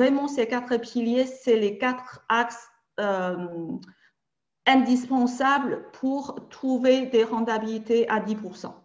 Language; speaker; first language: French; native; French